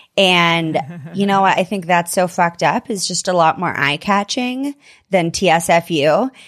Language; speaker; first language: English; native; English